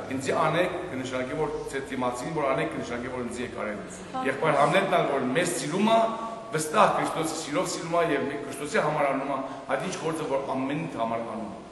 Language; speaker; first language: Armenian; early bilingual, heritage; Armenian